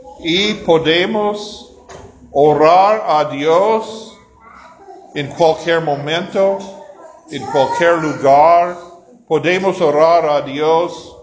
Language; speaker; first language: Spanish; non-native, learner; English